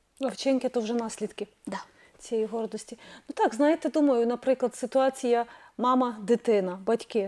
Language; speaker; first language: Ukrainian; native; Ukrainian